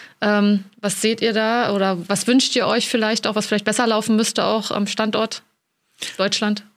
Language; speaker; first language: German; native; German